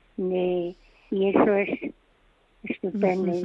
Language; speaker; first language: Spanish; native; Spanish